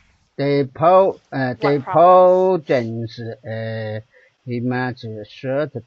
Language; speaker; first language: English; non-native, learner; Chinese